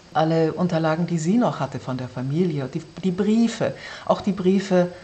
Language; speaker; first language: German; native; German